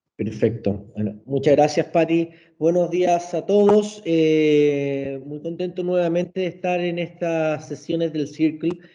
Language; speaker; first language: Spanish; native; Spanish